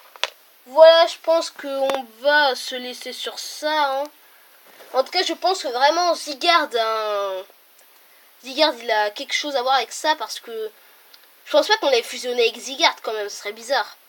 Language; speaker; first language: French; native; French